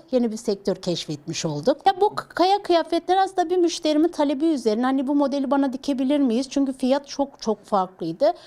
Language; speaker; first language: Turkish; native; Turkish